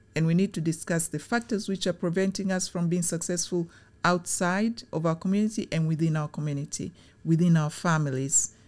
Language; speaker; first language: English; non-native, local second language; Swahili